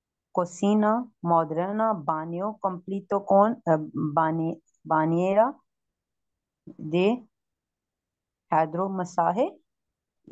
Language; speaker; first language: Spanish; non-native, learner; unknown